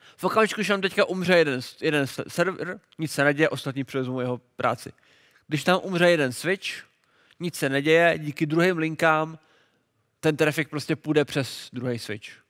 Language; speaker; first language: Czech; native; Czech